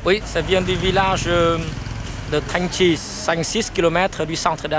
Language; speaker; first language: French; non-native, fluent; Vietnamese